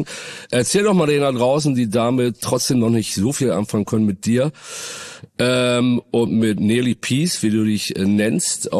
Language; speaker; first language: German; native; German